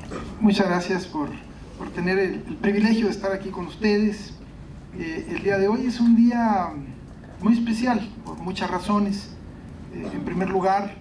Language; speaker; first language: Spanish; native; Spanish